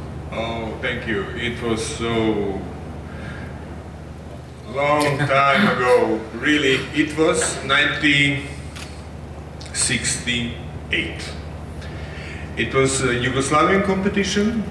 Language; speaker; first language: English; non-native, learner; Serbian